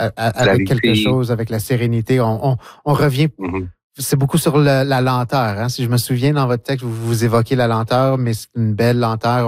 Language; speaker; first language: French; native; French